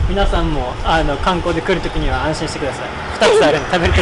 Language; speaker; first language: Japanese; native; Japanese